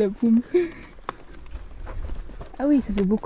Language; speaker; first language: French; native; French